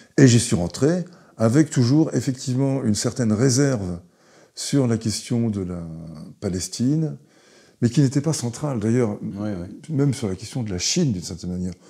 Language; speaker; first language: French; early bilingual, other home language; Hebrew